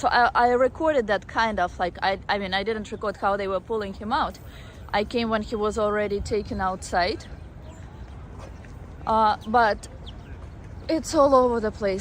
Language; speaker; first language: English; non-native, fluent; Russian